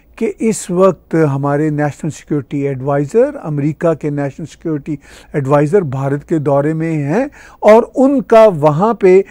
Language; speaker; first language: Urdu; non-native, local second language; Punjabi